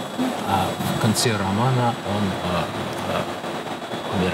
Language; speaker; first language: Russian; non-native, fluent; Mongolian